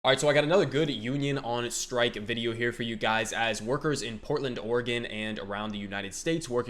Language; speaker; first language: English; native; English